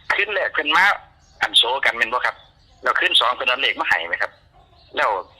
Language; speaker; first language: Thai; native; Thai